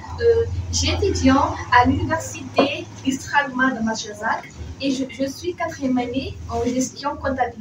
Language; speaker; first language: French; non-native, local second language; Malagasy